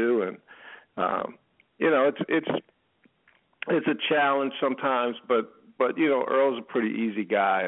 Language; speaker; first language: English; native; English